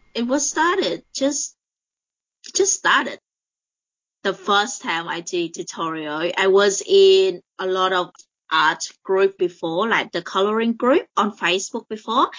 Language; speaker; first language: English; non-native, fluent; Vietnamese